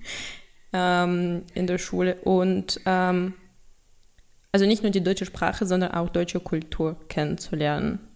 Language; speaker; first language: German; non-native, fluent; Russian